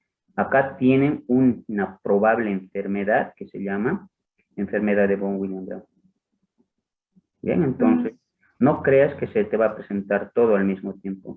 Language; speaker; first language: Spanish; native; Spanish